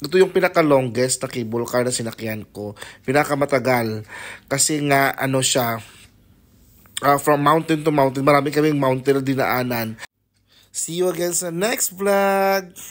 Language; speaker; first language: Filipino; non-native, local second language; Hiligaynon